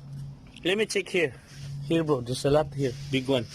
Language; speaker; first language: English; non-native, local second language; Filipino